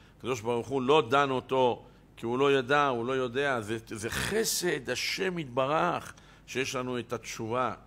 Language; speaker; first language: Hebrew; native; Hebrew